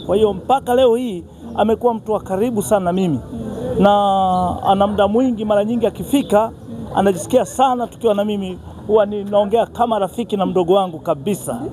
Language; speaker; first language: Swahili; native; Swahili